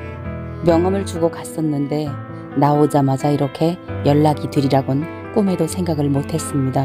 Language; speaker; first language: Korean; native; Korean